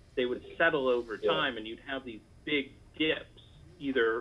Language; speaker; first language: English; native; English